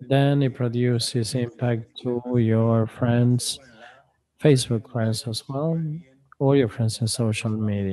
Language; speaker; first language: English; non-native, fluent; Spanish